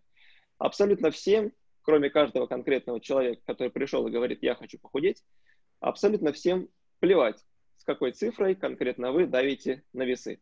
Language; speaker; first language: Russian; native; Russian